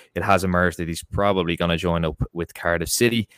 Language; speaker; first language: English; early bilingual, other home language; Portuguese